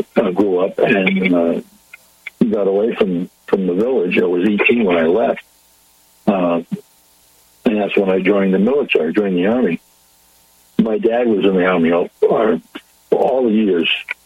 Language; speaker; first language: English; native; English